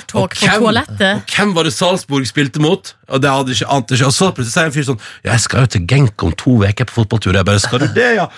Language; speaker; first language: Norwegian; native; Norwegian